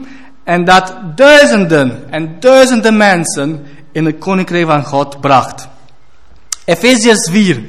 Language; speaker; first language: Dutch; non-native, fluent; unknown